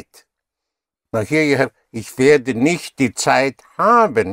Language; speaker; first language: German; non-native, fluent; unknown